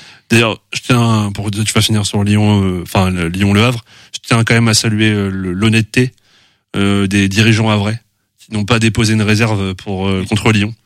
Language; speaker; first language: French; native; French